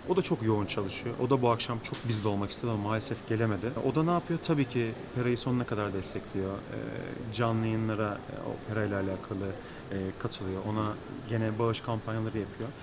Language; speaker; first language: Turkish; native; Turkish